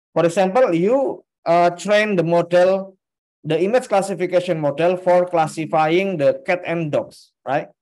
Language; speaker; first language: English; non-native, fluent; Indonesian